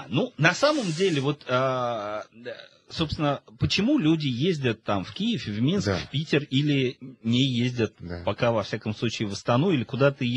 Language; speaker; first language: Russian; native; Russian